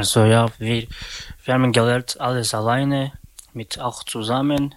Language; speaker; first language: German; non-native, learner; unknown